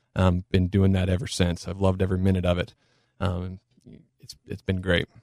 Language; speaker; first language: English; native; English